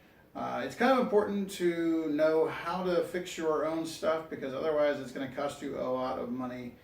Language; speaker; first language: English; native; English